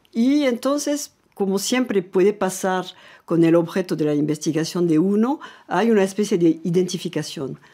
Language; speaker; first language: Spanish; non-native, fluent; French